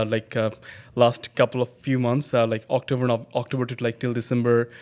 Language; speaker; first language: English; non-native, local second language; Bangla